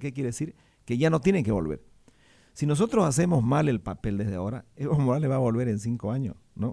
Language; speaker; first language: Spanish; native; Spanish